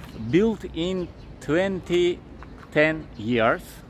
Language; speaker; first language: English; non-native, learner; Lezghian